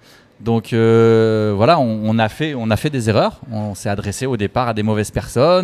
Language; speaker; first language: French; native; French